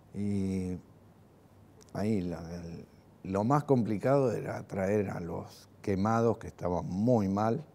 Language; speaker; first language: Spanish; native; Spanish